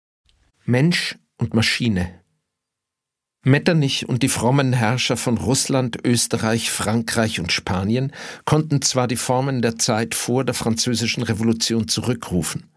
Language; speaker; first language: German; native; German